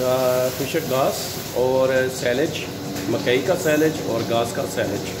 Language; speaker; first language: German; non-native, learner; Urdu